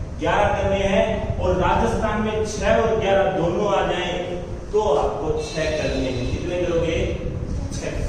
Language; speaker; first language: Hindi; native; Hindi